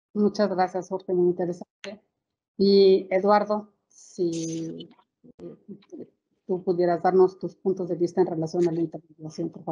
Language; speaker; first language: Spanish; native; Spanish